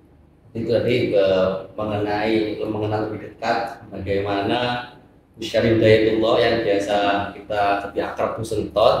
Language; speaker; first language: Indonesian; native; Indonesian